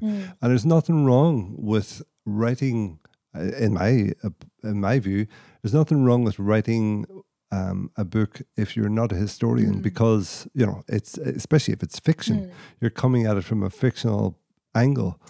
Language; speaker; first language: English; native; English